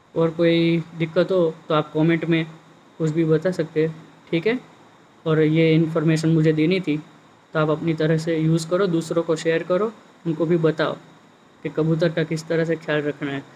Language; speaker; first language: Hindi; non-native, local second language; Gujarati